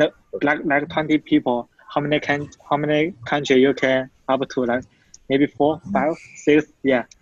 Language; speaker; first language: English; non-native, fluent; Chinese